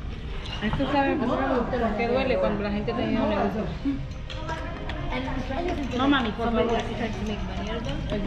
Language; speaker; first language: Spanish; native; Spanish